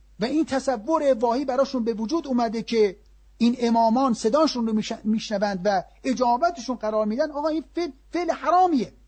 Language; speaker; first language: Persian; native; Persian